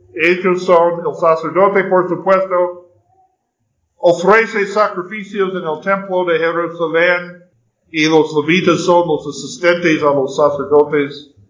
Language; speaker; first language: Spanish; non-native, fluent; English